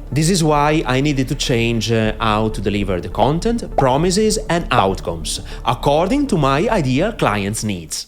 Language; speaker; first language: English; non-native, fluent; Italian